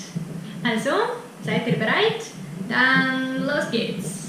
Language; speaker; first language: German; non-native, fluent; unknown